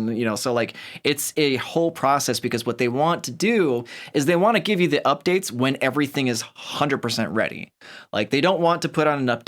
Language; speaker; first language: English; native; English